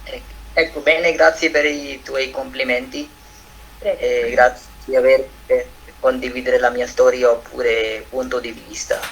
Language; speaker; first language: Italian; non-native, learner; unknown